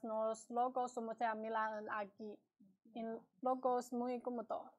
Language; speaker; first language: Spanish; non-native, learner; Chinese